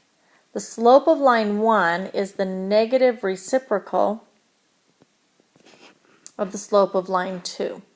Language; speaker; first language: English; native; English